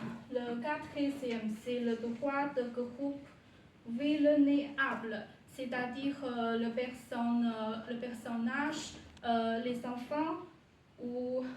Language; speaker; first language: French; non-native, learner; Chinese